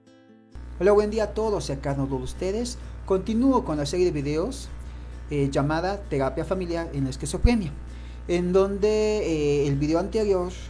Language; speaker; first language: Spanish; native; Spanish